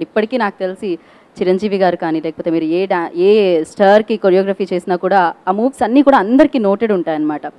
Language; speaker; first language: Telugu; native; Telugu